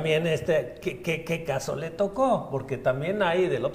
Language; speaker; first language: Spanish; native; Spanish